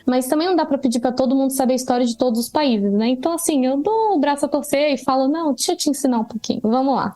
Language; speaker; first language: Portuguese; native; Portuguese